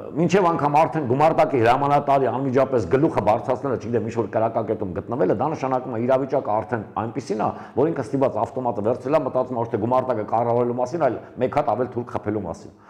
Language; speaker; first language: Armenian; native; Armenian